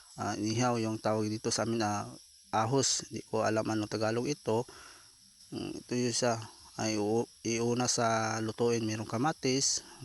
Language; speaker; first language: Filipino; non-native, local second language; Cebuano